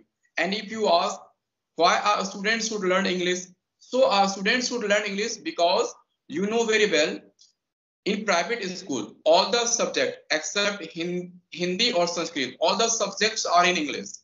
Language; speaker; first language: English; non-native, local second language; Hindi